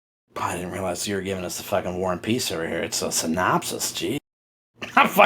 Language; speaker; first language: English; native; English